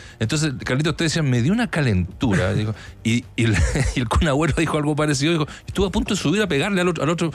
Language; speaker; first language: Spanish; native; Spanish